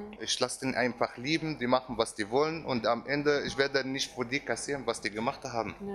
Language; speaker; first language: German; non-native, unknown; Arabic